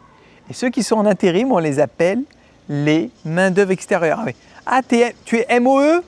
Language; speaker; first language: French; native; French